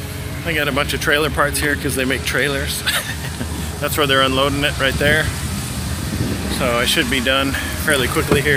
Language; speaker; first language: English; native; English